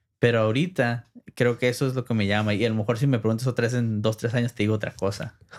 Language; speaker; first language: Spanish; early bilingual, heritage; Spanish